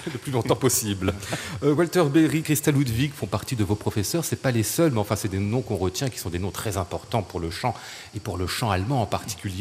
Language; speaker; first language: French; native; French